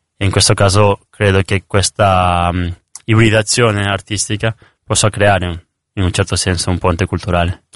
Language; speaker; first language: Italian; early bilingual, other home language; Spanish